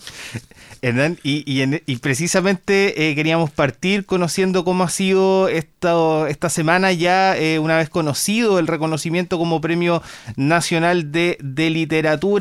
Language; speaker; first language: Spanish; native; Spanish